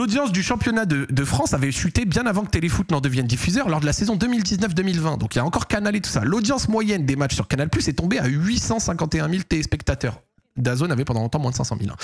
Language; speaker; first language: French; native; French